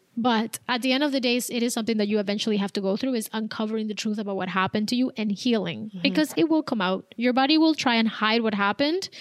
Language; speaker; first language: English; early bilingual, other home language; Spanish